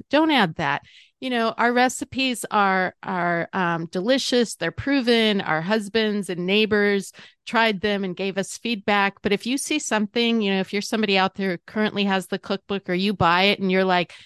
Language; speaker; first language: English; native; English